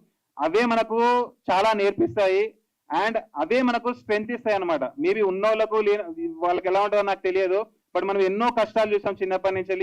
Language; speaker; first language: Telugu; native; Telugu